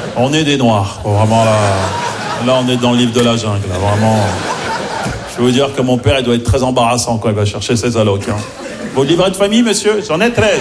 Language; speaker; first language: French; early bilingual, other home language; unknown